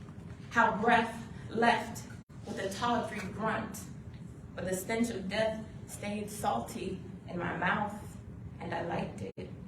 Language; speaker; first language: English; native; English